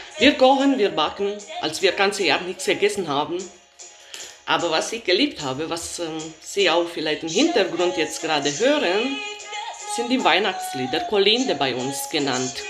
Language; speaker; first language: German; non-native, fluent; Romanian